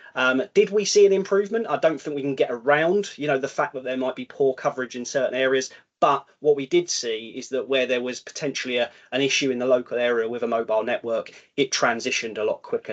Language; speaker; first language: English; native; English